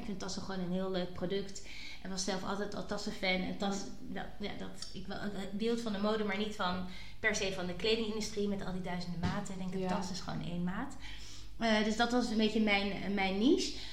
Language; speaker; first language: Dutch; native; Dutch